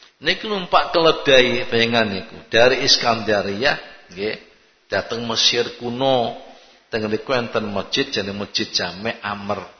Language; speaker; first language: Indonesian; native; Indonesian